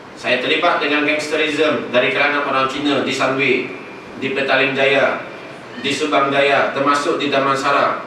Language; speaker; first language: Malay; non-native, local second language; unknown